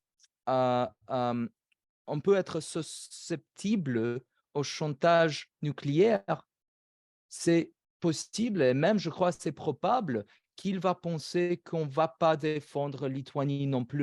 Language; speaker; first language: French; non-native, fluent; English